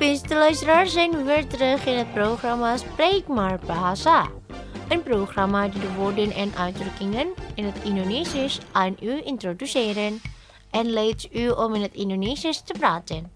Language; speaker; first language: Dutch; non-native, fluent; Indonesian